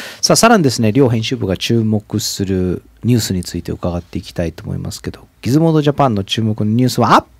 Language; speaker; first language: Japanese; native; Japanese